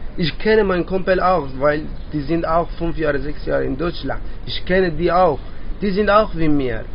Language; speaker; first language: German; non-native, learner; Persian